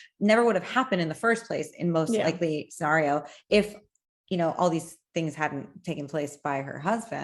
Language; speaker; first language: English; native; English